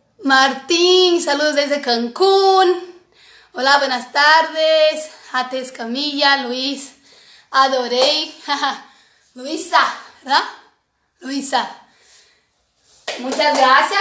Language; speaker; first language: Spanish; non-native, fluent; Portuguese